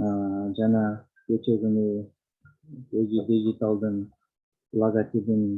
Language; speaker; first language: Kyrgyz; native; Kyrgyz